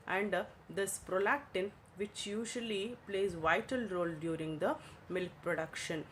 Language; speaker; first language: English; non-native, local second language; Kannada